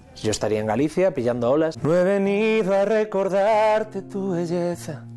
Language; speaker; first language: Spanish; native; Spanish